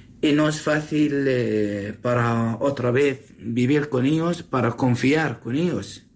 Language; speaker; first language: Spanish; non-native, learner; Assyrian Neo-Aramaic